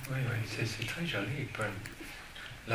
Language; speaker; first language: French; non-native, fluent; English